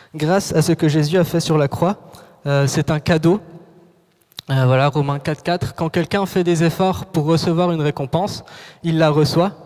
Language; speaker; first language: French; native; French